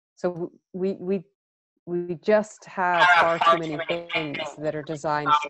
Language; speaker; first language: English; native; English